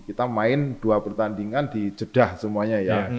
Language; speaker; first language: Indonesian; native; Indonesian